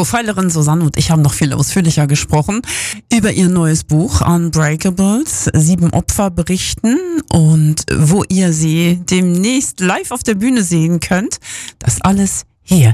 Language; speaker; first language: German; native; German